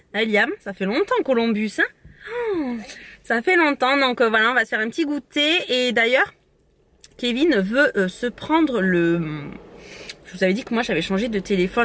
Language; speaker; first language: French; native; French